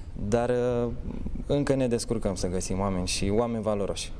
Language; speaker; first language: Romanian; native; Romanian